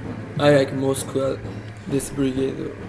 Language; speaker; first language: English; non-native, learner; Japanese